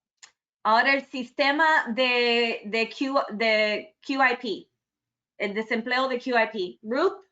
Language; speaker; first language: Spanish; early bilingual, other home language; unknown